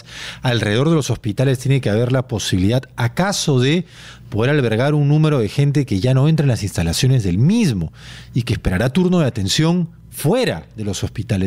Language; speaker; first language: Spanish; native; Spanish